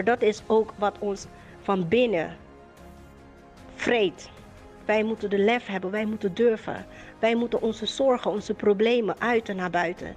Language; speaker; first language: Dutch; native; Dutch